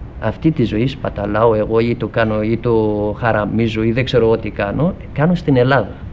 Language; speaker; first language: Greek; non-native, fluent; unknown